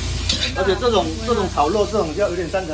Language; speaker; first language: Chinese; native; Chinese